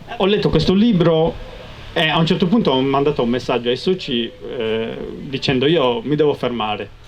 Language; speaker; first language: Italian; native; Italian